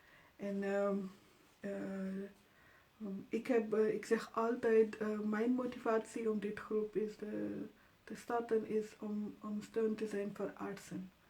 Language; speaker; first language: Dutch; non-native, fluent; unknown